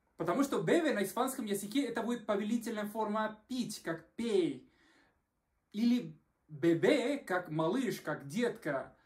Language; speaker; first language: Russian; non-native, fluent; Spanish